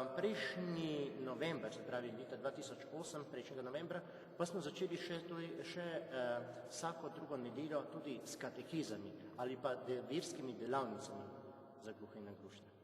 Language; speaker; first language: Slovenian; non-native, fluent; Czech